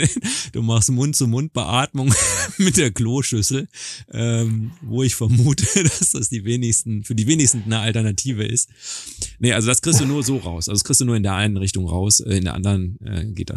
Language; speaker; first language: German; native; German